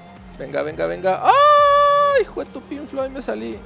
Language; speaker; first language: Spanish; native; Spanish